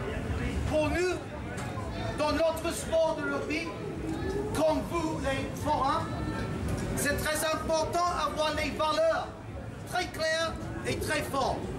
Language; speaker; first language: French; non-native, fluent; English